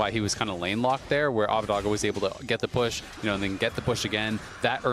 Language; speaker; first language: English; native; English